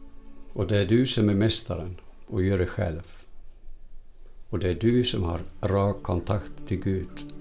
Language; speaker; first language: Swedish; non-native, fluent; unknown